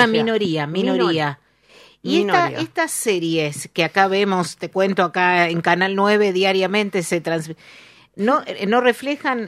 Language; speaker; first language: Spanish; native; Spanish